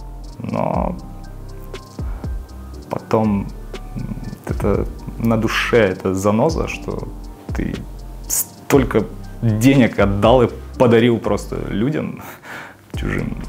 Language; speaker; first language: Russian; native; Russian